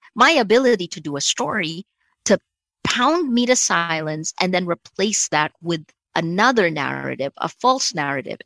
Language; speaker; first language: English; early bilingual, other home language; Filipino